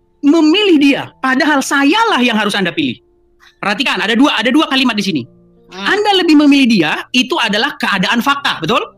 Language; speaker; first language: Indonesian; native; Indonesian